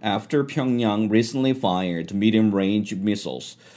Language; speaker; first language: English; non-native, fluent; Korean